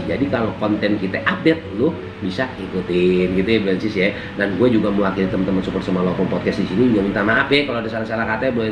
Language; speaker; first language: Indonesian; native; Indonesian